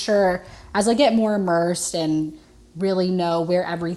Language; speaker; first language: English; native; English